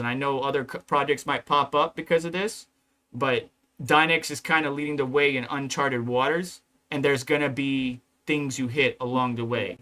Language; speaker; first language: English; native; English